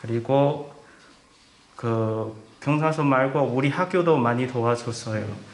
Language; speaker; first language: Korean; non-native, learner; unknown